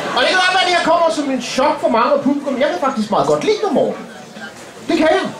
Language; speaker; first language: Danish; early bilingual, other home language; Arabic